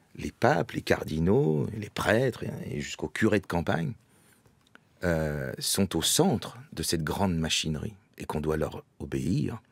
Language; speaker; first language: French; native; French